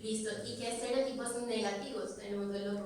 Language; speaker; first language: Spanish; native; Spanish